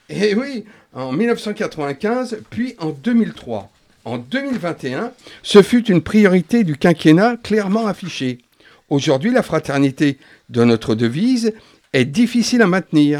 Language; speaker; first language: French; native; French